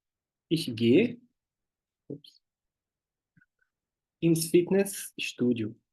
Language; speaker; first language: German; non-native, fluent; Portuguese